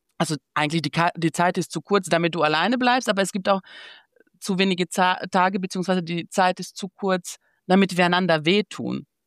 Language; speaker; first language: German; early bilingual, other home language; Bosnian